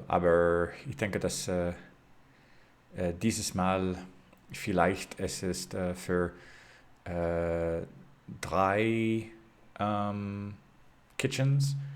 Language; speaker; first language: German; non-native, learner; English